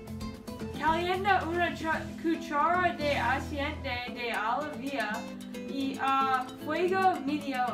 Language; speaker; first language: Spanish; non-native, learner; English